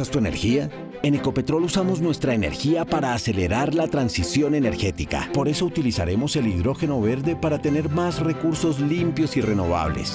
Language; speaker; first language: Spanish; native; Spanish